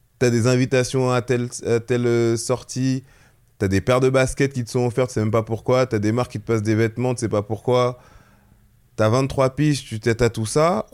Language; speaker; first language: French; native; French